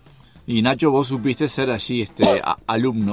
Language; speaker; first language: Spanish; native; Spanish